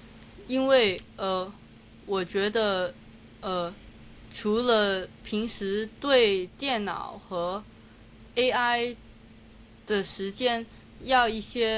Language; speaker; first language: Chinese; non-native, local second language; Cantonese